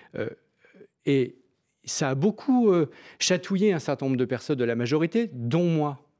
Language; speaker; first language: French; native; French